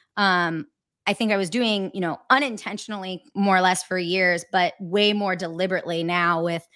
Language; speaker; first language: English; native; English